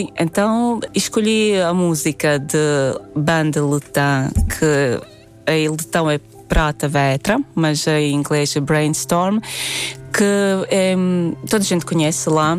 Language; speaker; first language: Portuguese; non-native, fluent; Latvian